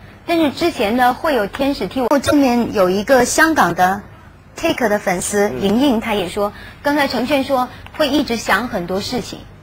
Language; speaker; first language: Chinese; native; Chinese